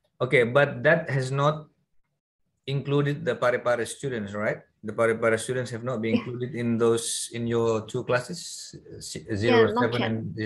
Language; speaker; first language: English; non-native, fluent; Indonesian